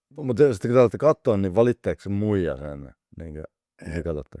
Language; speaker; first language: Finnish; native; Finnish